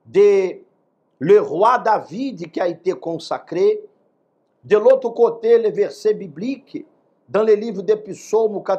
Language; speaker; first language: French; non-native, fluent; Portuguese